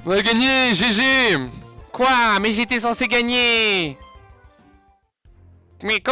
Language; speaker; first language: French; native; French